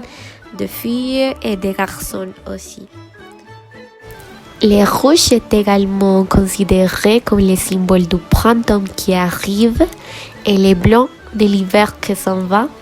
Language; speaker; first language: French; non-native, learner; Spanish